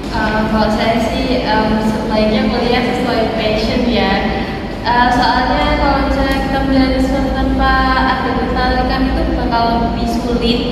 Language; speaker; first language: Indonesian; native; Indonesian